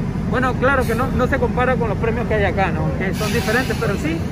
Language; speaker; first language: Spanish; native; Spanish